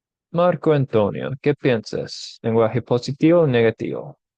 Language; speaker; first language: Spanish; non-native, fluent; English